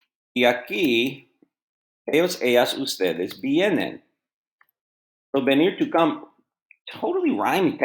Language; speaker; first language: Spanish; non-native, fluent; English